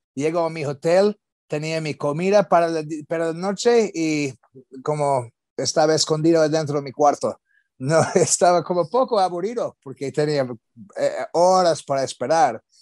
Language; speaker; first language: Spanish; non-native, learner; English